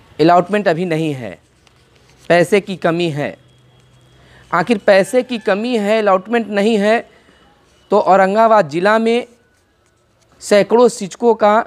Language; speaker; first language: Hindi; native; Hindi